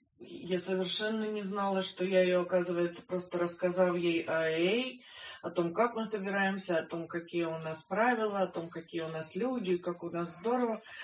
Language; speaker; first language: Russian; native; Russian